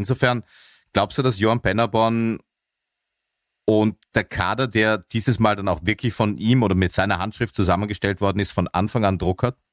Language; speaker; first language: German; native; German